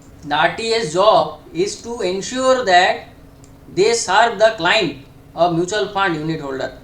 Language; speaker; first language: English; non-native, local second language; Bangla